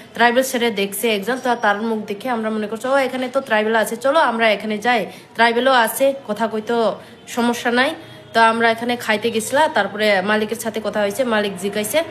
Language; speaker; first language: Bangla; non-native, local second language; Kok Borok